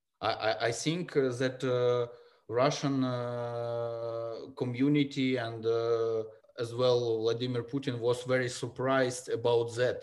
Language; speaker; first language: English; non-native, learner; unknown